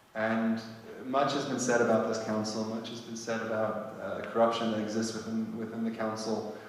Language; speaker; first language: English; native; English